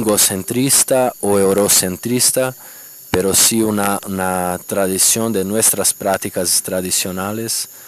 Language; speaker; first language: Spanish; non-native, fluent; Portuguese